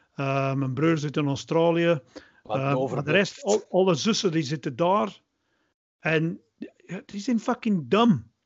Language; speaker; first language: Dutch; non-native, fluent; English